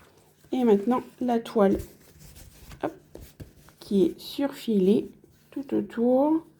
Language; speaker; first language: French; native; French